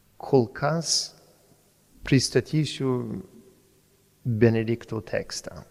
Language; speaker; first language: Lithuanian; non-native, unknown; English